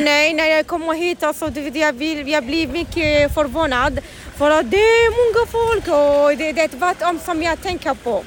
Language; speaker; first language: Swedish; non-native, learner; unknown